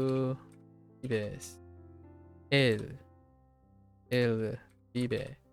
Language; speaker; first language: Spanish; non-native, learner; English